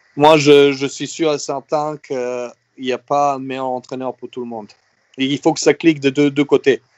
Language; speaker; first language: French; non-native, fluent; Serbian